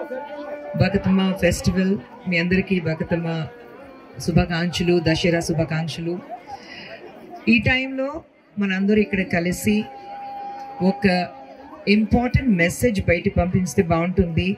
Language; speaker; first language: Telugu; non-native, fluent; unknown